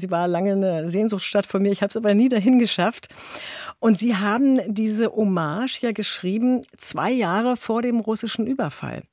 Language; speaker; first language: German; native; German